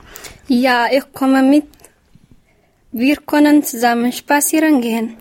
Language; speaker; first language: German; non-native, learner; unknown